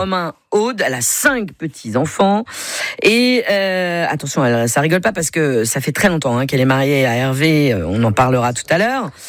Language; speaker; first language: French; native; French